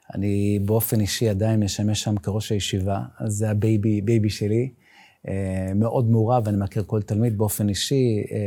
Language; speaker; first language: Hebrew; non-native, local second language; Yiddish